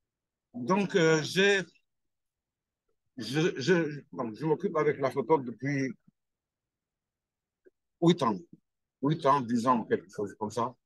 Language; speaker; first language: French; non-native, fluent; Albanian